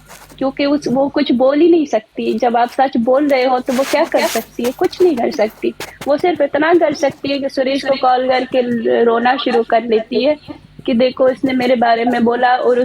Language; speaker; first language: Hindi; native; Hindi